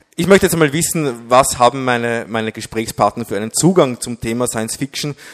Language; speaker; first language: German; native; German